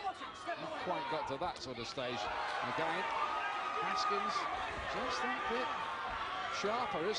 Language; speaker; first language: English; native; English